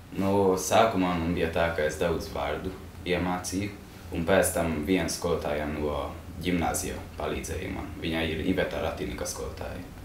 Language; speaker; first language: Latvian; non-native, learner; Hungarian